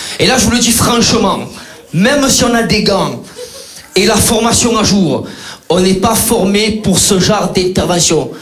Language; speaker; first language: French; native; French